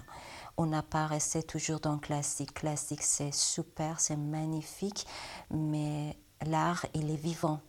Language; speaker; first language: French; non-native, learner; Persian